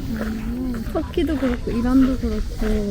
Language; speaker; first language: Korean; non-native, fluent; Persian